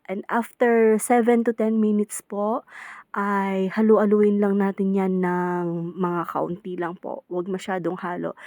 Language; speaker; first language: Filipino; native; Filipino